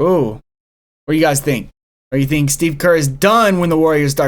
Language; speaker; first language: English; native; English